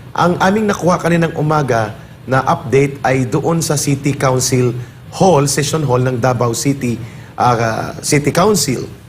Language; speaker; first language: Filipino; native; Filipino